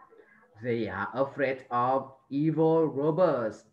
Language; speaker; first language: English; non-native, fluent; Vietnamese